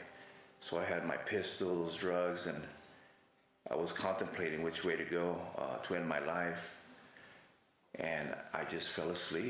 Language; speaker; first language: English; native; English